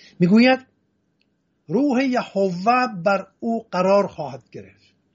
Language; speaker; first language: Persian; non-native, local second language; Assyrian Neo-Aramaic